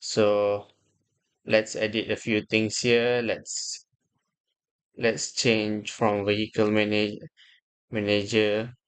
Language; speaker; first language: English; non-native, local second language; Malay